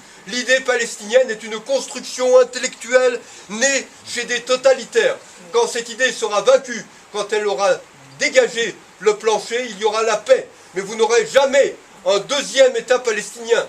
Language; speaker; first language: French; native; French